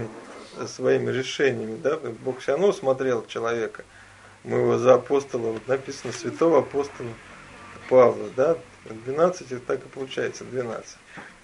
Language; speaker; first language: Russian; native; Russian